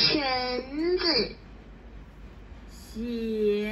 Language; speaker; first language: Chinese; non-native, learner; Thai